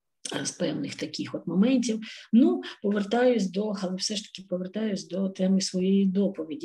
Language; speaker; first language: Ukrainian; native; Ukrainian